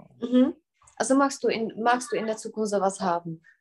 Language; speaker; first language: German; non-native, fluent; Czech